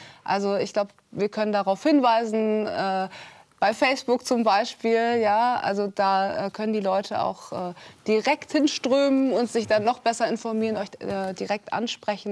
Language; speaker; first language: German; native; German